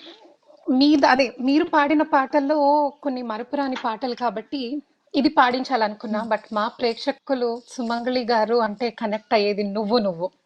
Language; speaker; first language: Telugu; native; Telugu